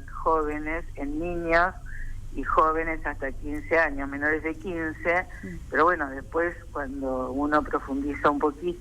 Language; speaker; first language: Spanish; native; Spanish